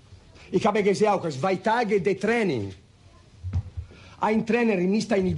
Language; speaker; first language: German; non-native, learner; Italian